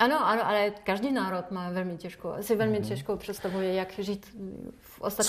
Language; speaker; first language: Czech; non-native, fluent; French